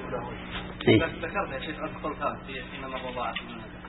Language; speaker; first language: Arabic; native; Arabic